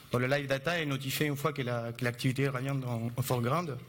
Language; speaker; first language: French; non-native, fluent; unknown